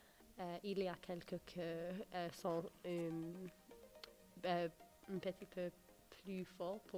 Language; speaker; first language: French; non-native, learner; English